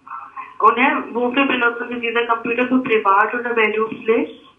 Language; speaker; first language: German; non-native, learner; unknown